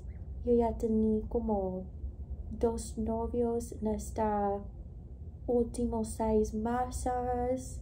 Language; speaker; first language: Spanish; non-native, learner; English